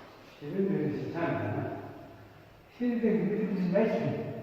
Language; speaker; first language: Turkish; non-native, learner; Mongolian